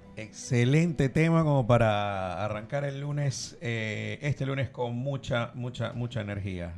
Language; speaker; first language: Spanish; native; Spanish